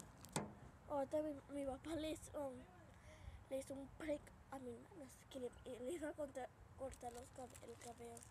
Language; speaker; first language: Spanish; early bilingual, heritage; Spanish